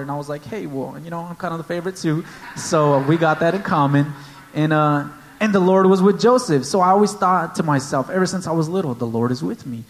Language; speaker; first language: English; early bilingual, other home language; Spanish